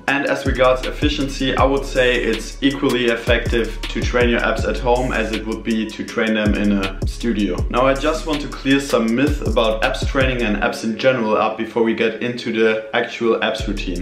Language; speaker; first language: English; non-native, fluent; German